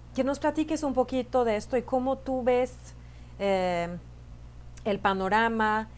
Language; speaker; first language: Spanish; non-native, fluent; Swedish